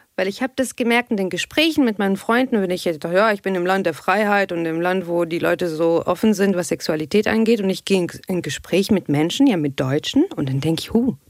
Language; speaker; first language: German; non-native, fluent; Arabic